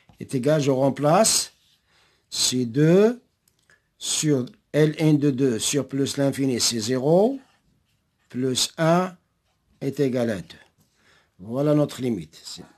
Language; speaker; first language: French; non-native, local second language; Arabic